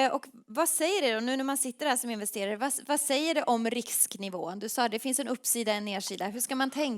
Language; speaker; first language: Swedish; native; Swedish